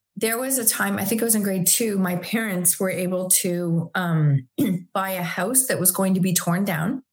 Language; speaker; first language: English; native; English